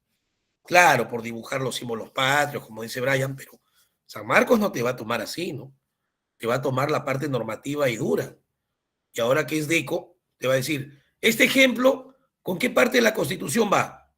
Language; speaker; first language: Spanish; native; Spanish